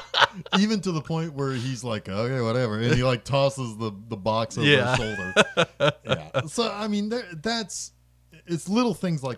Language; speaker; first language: English; native; English